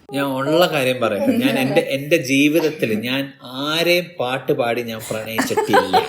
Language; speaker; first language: Malayalam; early bilingual, heritage; Malayalam